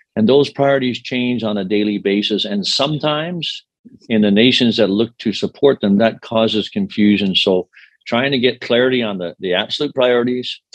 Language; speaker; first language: English; native; English